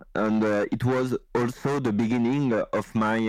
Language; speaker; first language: English; non-native, learner; French